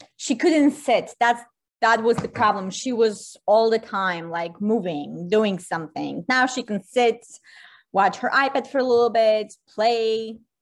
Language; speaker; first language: English; non-native, fluent; Polish